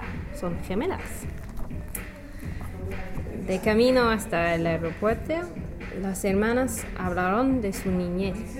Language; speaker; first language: Spanish; non-native, learner; English